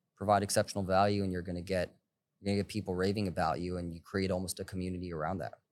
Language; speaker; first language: English; early bilingual, other home language; Hebrew